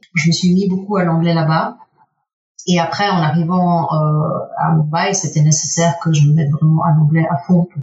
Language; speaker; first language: French; early bilingual, other home language; Spanish